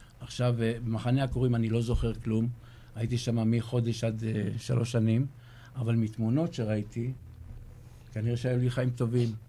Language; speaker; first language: Hebrew; early bilingual, other home language; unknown